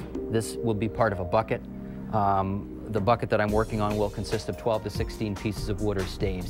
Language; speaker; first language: English; native; English